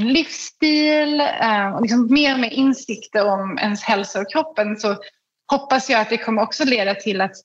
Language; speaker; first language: Swedish; native; Swedish